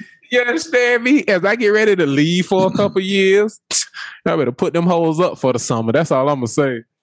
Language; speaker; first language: English; native; English